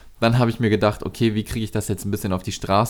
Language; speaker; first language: German; native; German